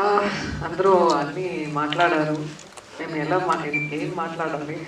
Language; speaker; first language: Telugu; non-native, learner; Tamil